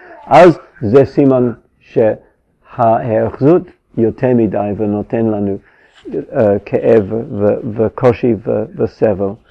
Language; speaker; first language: Hebrew; non-native, fluent; English